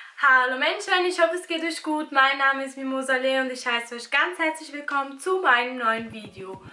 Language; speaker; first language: German; early bilingual, other home language; Albanian